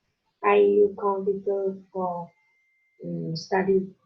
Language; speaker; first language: English; non-native, learner; Vietnamese